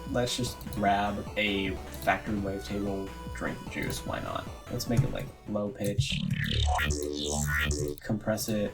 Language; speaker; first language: English; native; English